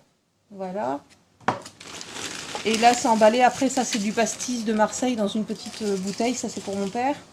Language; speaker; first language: French; native; French